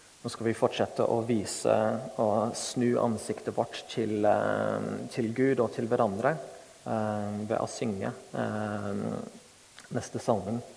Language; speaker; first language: Norwegian; non-native, fluent; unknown